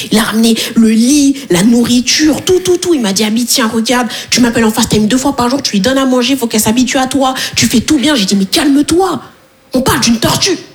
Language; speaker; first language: French; native; French